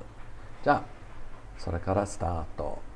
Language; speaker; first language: Japanese; non-native, fluent; English